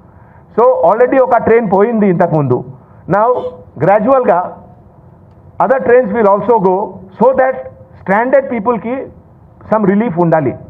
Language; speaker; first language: Telugu; non-native, local second language; Hindi